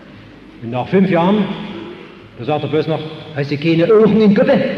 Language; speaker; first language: German; native; German